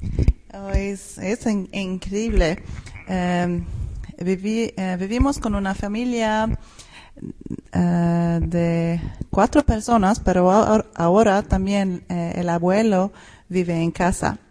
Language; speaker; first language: Spanish; non-native, fluent; Swedish